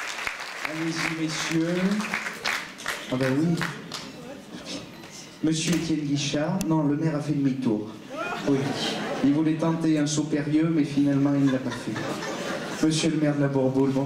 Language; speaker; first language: French; native; French